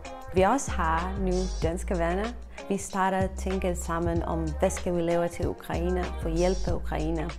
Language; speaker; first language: Danish; non-native, learner; Ukrainian